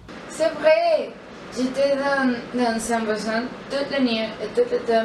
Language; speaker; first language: French; non-native, learner; Spanish